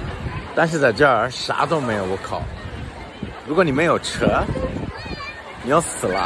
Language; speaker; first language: Chinese; non-native, fluent; English